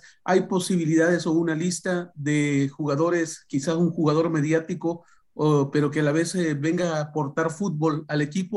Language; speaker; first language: Spanish; native; Spanish